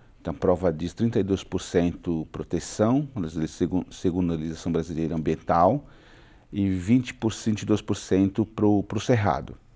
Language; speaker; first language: Portuguese; non-native, local second language; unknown